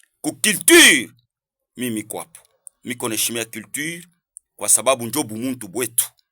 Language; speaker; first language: Swahili; native; Swahili